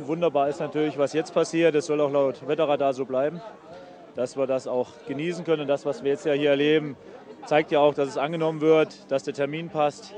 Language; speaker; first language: German; native; German